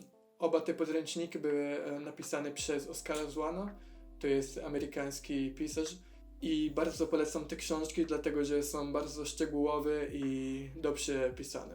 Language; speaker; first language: Polish; non-native, fluent; Italian